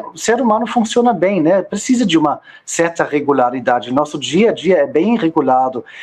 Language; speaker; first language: Portuguese; non-native, fluent; German